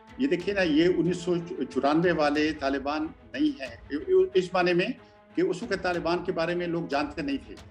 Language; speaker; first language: Urdu; non-native, local second language; Pashto